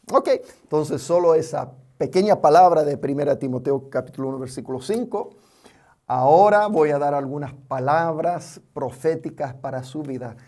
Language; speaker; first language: Spanish; non-native, fluent; English